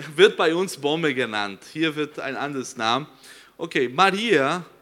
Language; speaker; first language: German; non-native, learner; Portuguese